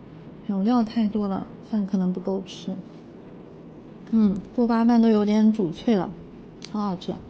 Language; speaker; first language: Chinese; native; Chinese